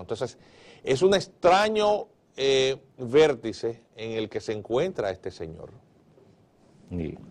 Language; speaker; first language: Spanish; native; Spanish